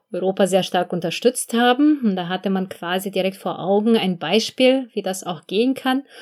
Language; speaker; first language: German; non-native, fluent; Russian